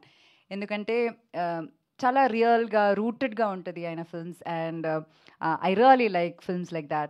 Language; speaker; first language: Telugu; non-native, fluent; Malayalam